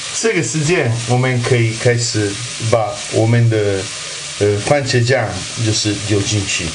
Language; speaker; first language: Chinese; non-native, fluent; Italian